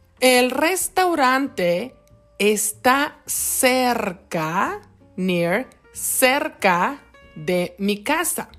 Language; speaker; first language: Spanish; non-native, fluent; English